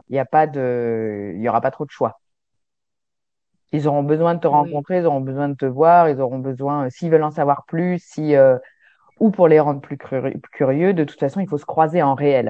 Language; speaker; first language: French; native; French